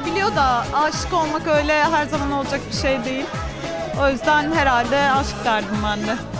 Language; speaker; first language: Turkish; native; Turkish